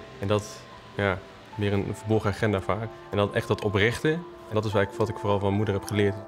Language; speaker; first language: Dutch; native; Dutch